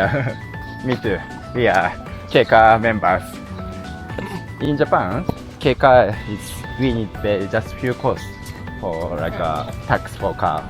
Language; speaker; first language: English; non-native, learner; Japanese